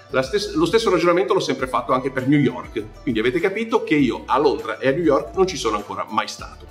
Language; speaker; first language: Italian; native; Italian